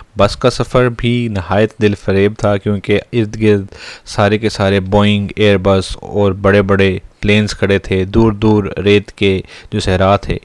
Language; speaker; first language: Urdu; non-native, local second language; Punjabi